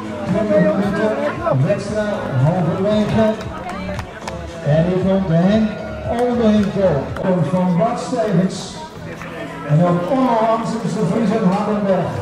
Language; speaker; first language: Dutch; native; Dutch